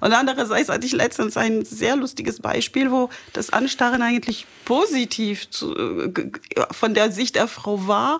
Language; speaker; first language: German; non-native, fluent; French